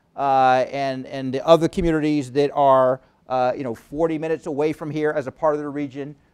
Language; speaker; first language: English; native; English